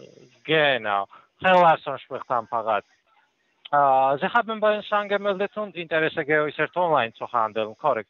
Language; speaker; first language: German; non-native, fluent; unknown